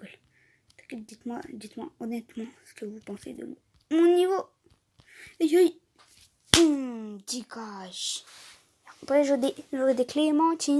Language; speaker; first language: French; native; French